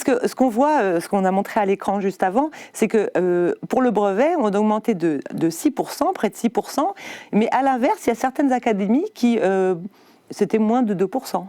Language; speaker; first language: French; native; French